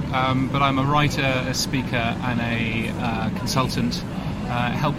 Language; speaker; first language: English; native; English